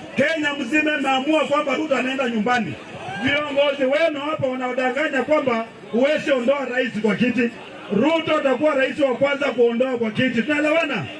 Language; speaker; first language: Swahili; non-native, local second language; Luyia